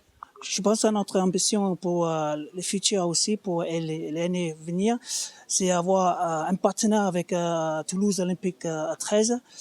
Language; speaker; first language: French; non-native, learner; English